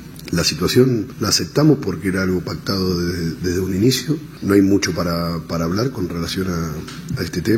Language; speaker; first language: Spanish; native; Spanish